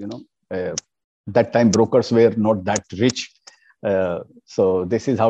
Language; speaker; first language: English; non-native, local second language; Hindi